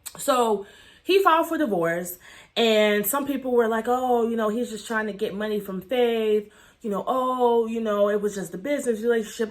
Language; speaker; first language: English; native; English